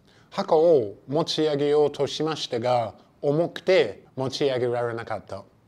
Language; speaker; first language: Japanese; non-native, fluent; English